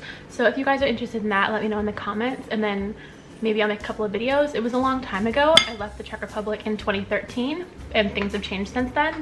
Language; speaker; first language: English; native; English